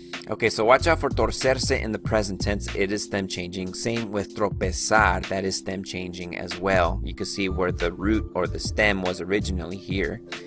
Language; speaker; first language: English; native; English